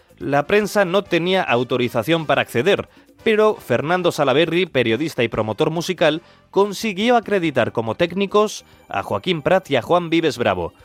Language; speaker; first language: Spanish; native; Spanish